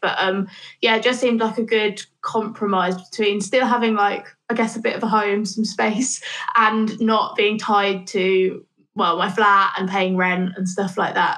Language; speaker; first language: English; native; English